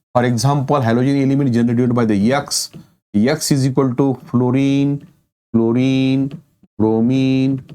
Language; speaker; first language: English; non-native, local second language; Marathi